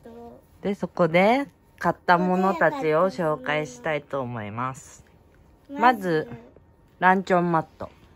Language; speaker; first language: Japanese; native; Japanese